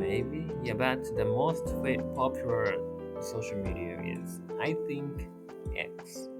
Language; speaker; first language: English; non-native, learner; Japanese